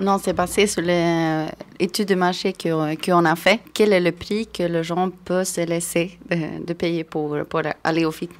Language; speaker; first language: French; non-native, fluent; Swedish